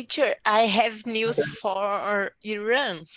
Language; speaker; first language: English; non-native, learner; Portuguese